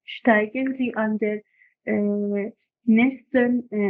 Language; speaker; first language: German; non-native, learner; Kurdish